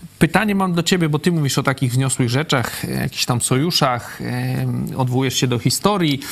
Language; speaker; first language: Polish; native; Polish